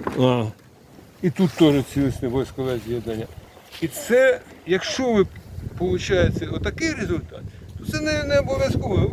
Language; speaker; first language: Ukrainian; native; Ukrainian